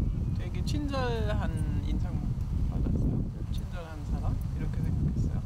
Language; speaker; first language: Korean; non-native, fluent; German